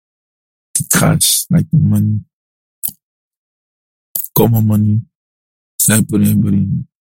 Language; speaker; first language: English; non-native, local second language; Yoruba